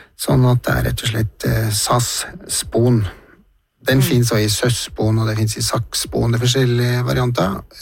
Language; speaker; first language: Norwegian; native; Norwegian